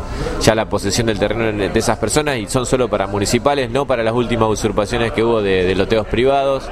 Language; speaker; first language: Spanish; native; Spanish